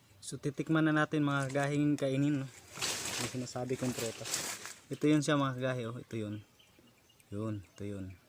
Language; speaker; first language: Filipino; non-native, local second language; Cebuano